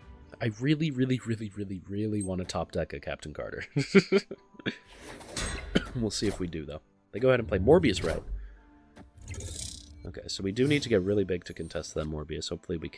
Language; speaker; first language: English; native; English